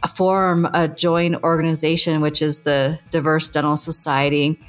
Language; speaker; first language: English; native; English